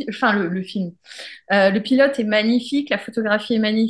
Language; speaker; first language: French; native; French